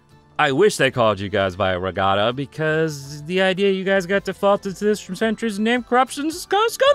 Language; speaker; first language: English; native; English